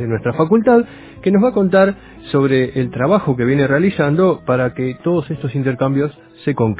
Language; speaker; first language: Spanish; native; Spanish